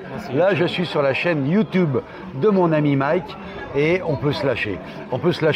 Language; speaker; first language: French; native; French